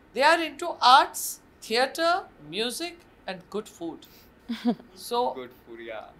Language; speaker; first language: English; non-native, local second language; Marathi